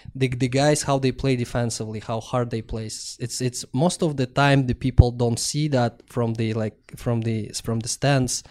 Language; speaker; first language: English; non-native, fluent; Russian